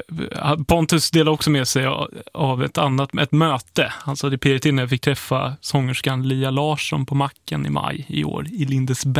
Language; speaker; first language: Swedish; native; Swedish